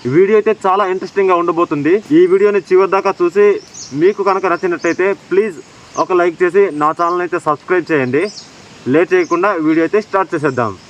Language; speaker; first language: Telugu; non-native, local second language; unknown